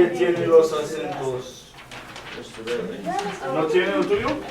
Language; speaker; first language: Spanish; non-native, learner; English